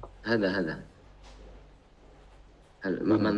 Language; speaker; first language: Arabic; non-native, fluent; Indonesian